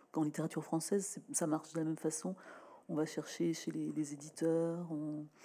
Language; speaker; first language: French; native; French